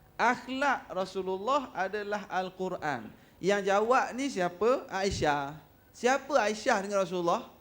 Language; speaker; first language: Malay; native; Malay